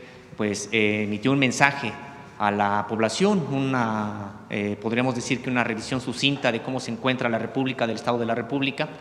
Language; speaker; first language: Spanish; native; Spanish